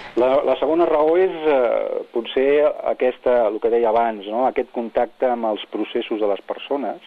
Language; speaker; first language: Catalan; non-native, local second language; Spanish